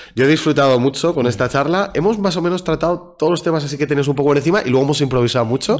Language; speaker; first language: Spanish; native; Spanish